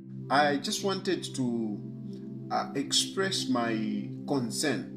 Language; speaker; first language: English; non-native, local second language; Bemba